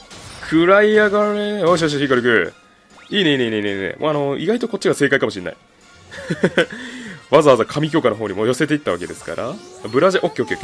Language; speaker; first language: Japanese; native; Japanese